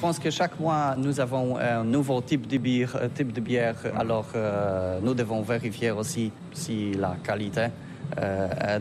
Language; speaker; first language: French; non-native, learner; Polish